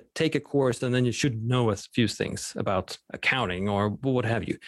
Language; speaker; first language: English; non-native, fluent; Swedish